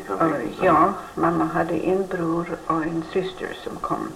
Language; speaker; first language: Swedish; early bilingual, heritage; Swedish